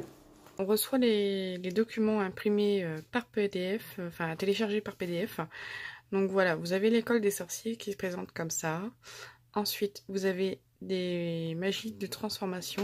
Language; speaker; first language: French; native; French